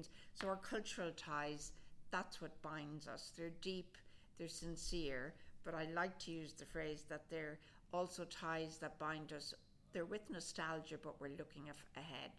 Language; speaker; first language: English; native; English